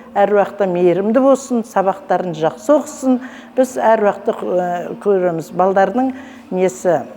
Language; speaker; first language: Kazakh; native; Kazakh